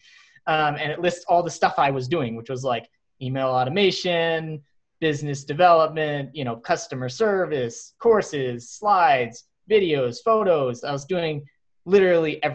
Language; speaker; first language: English; native; English